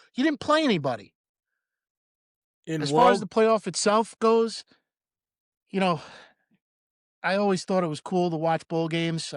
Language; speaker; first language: English; native; English